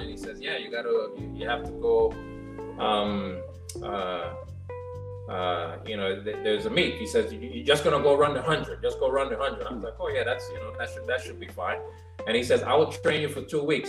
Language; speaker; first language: English; non-native, fluent; Spanish